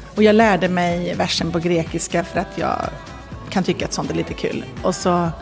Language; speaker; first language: Swedish; native; Swedish